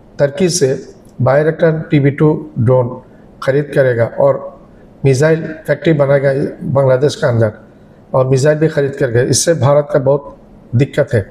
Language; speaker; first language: Hindi; non-native, learner; Bangla